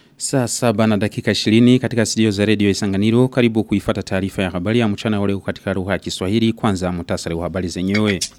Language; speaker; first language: Swahili; non-native, local second language; Rundi